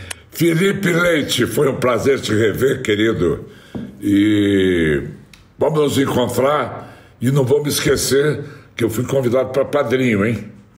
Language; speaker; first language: Portuguese; native; Portuguese